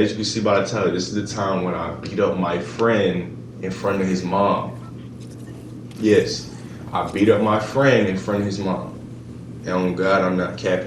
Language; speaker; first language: English; native; English